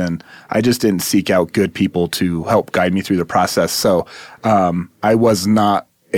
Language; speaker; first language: English; native; English